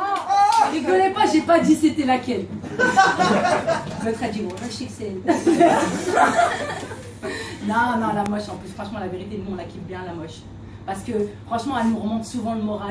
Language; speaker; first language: French; native; French